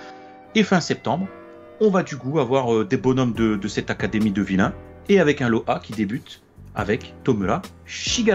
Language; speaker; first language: French; native; French